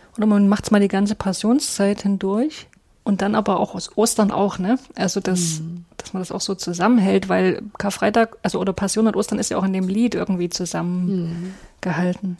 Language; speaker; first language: German; native; German